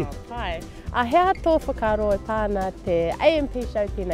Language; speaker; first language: Māori; non-native, learner; English